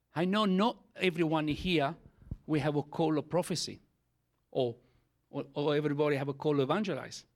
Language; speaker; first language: English; non-native, learner; Italian